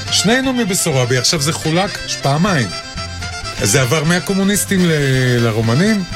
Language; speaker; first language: Hebrew; early bilingual, other home language; Russian